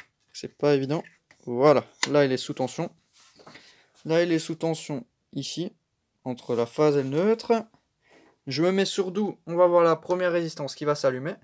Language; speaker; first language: French; native; French